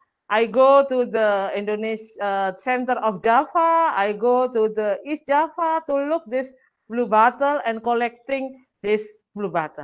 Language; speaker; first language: English; non-native, learner; Indonesian